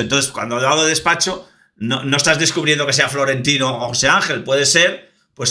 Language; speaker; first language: Spanish; native; Spanish